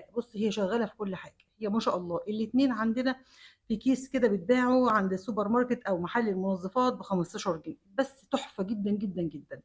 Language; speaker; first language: Arabic; native; Arabic